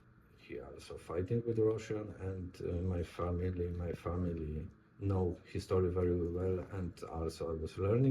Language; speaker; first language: English; non-native, learner; Polish